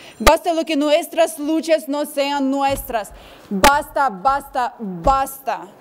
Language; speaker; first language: Spanish; non-native, fluent; Ukrainian